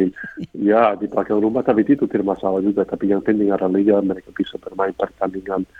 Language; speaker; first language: Indonesian; non-native, fluent; English